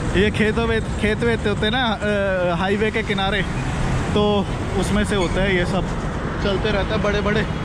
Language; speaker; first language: Hindi; native; Hindi